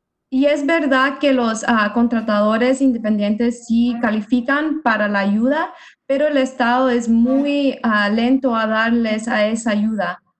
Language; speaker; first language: Spanish; early bilingual, other home language; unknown